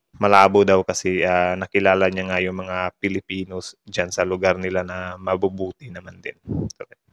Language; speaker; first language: Filipino; native; Filipino